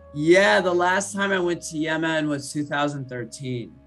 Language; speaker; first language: English; early bilingual, other home language; Arabic